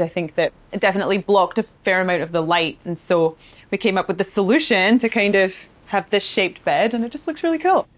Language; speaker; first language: English; native; English